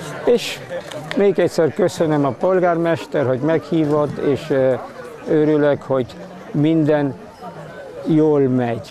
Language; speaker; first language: Hungarian; early bilingual, heritage; Hungarian